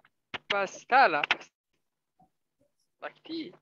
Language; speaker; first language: English; non-native, learner; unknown